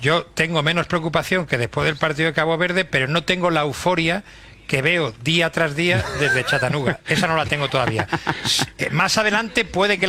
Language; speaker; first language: Spanish; native; Spanish